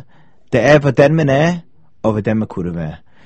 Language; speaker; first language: Danish; non-native, fluent; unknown